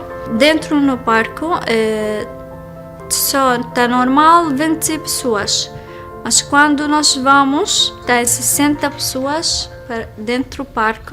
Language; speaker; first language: Portuguese; non-native, learner; Arabic